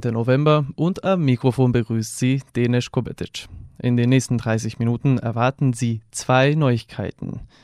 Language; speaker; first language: German; non-native, fluent; Serbian